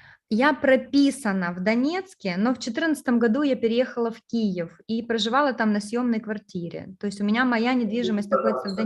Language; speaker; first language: Russian; native; Russian